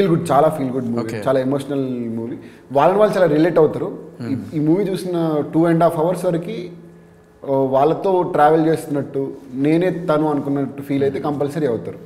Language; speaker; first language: Telugu; native; Telugu